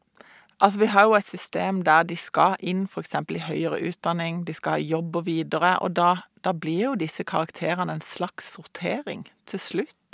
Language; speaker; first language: Norwegian; native; Norwegian